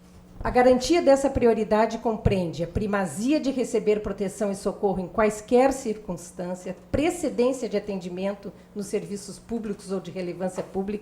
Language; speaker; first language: Portuguese; native; Portuguese